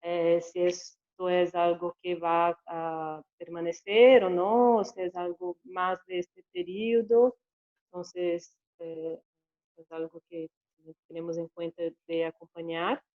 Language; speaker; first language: Spanish; non-native, learner; Portuguese